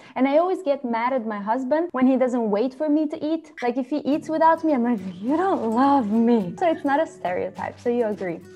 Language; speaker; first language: English; non-native, fluent; Italian